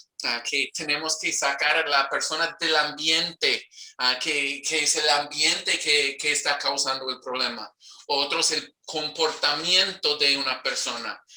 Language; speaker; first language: Spanish; non-native, fluent; English